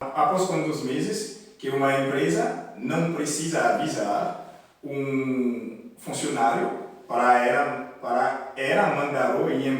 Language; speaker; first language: Portuguese; non-native, learner; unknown